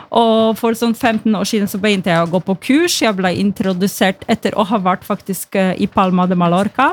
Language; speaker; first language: Norwegian; non-native, fluent; Polish